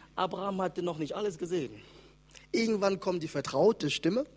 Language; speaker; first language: German; native; German